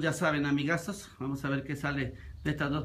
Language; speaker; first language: Spanish; native; Spanish